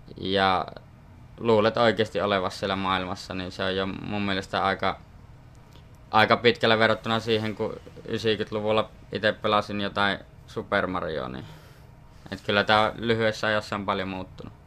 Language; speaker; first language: Finnish; native; Finnish